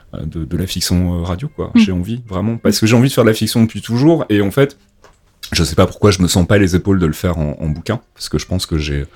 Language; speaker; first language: French; native; French